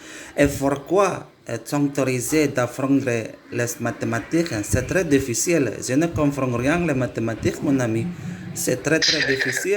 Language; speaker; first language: French; non-native, learner; Indonesian